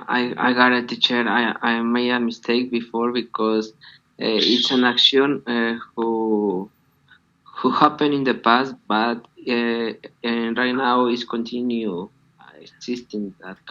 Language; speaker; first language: English; non-native, learner; Spanish